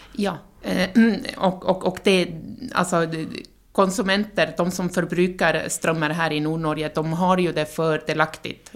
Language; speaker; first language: Norwegian; non-native, fluent; Estonian